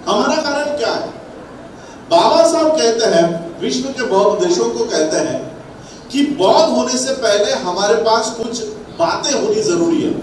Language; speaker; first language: Hindi; non-native, local second language; Marathi